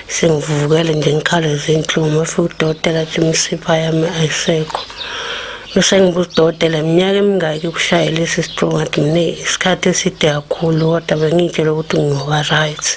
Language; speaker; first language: Zulu; native; Zulu